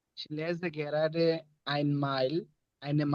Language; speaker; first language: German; non-native, learner; Bangla